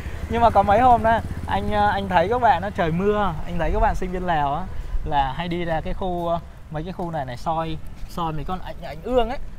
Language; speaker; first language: Vietnamese; native; Vietnamese